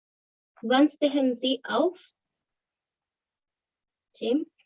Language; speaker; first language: German; non-native, learner; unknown